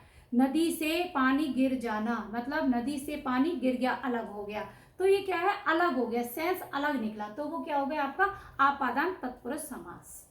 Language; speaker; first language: Hindi; native; Hindi